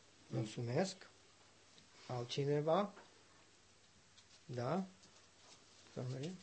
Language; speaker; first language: Romanian; non-native, learner; English